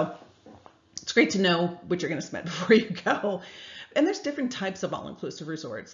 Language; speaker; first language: English; native; English